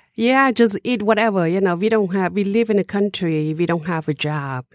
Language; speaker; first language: English; non-native, learner; Hmong